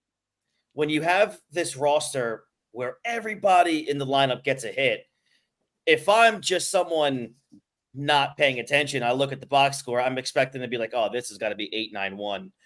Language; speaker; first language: English; native; English